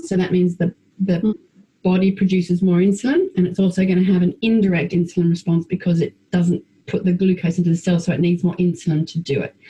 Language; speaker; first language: English; native; English